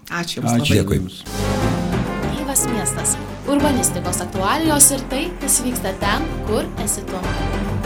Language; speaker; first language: Lithuanian; native; Lithuanian